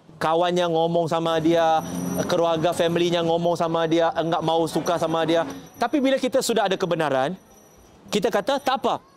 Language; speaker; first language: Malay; non-native, local second language; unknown